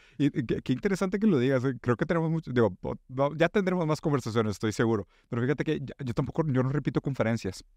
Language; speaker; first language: Spanish; non-native, fluent; Portuguese